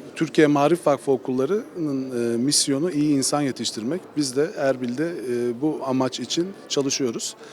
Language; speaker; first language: Turkish; native; Turkish